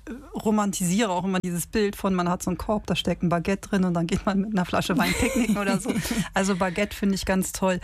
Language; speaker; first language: German; native; German